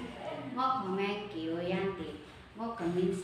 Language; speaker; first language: Cantonese; non-native, learner; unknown